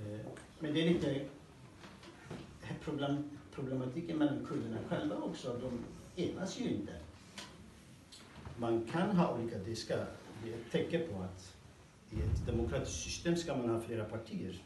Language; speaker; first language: Swedish; non-native, fluent; Kurdish